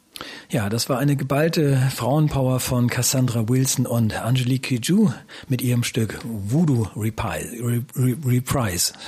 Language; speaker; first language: German; native; German